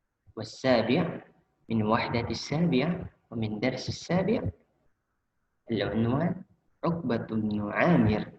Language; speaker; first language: Arabic; non-native, fluent; Indonesian